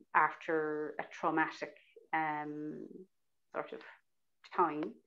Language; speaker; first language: English; native; English